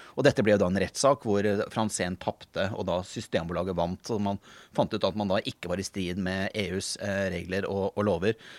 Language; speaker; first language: Norwegian; native; Norwegian